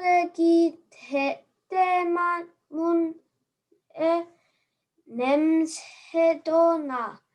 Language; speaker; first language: Korean; non-native, learner; English